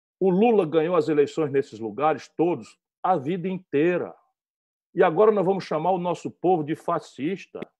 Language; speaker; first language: Portuguese; native; Portuguese